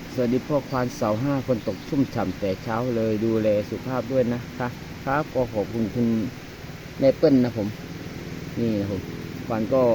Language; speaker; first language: Thai; native; Thai